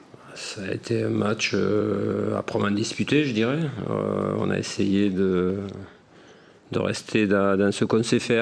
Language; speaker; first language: French; native; French